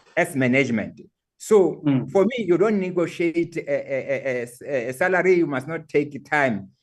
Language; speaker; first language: English; non-native, local second language; Southern Sotho